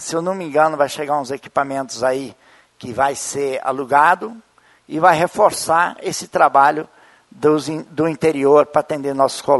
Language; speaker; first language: Portuguese; native; Portuguese